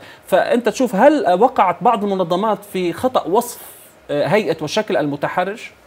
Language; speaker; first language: Arabic; native; Arabic